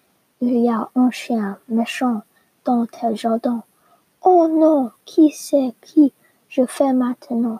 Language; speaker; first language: French; non-native, learner; English